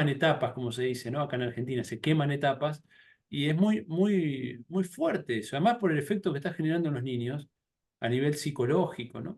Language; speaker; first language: Spanish; native; Spanish